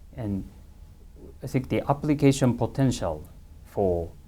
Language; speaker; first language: English; non-native, fluent; Japanese